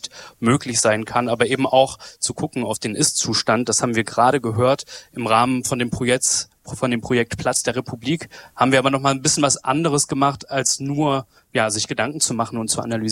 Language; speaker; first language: German; native; German